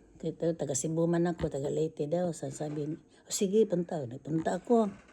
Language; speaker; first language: Filipino; non-native, local second language; Cebuano